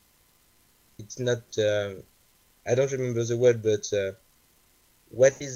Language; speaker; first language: English; non-native, learner; French